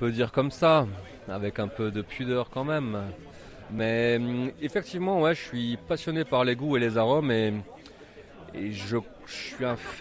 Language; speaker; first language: French; native; French